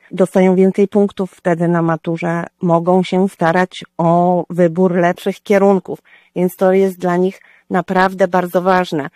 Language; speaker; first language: Polish; native; Polish